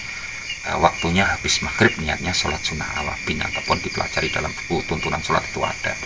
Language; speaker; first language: Indonesian; non-native, local second language; Javanese